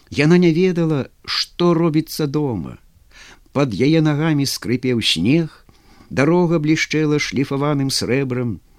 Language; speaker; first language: Belarusian; native; Belarusian